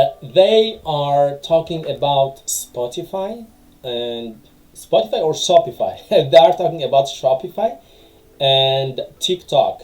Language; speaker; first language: English; non-native, fluent; Tajik